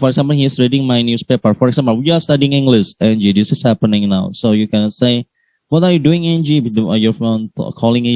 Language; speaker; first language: English; non-native, learner; Indonesian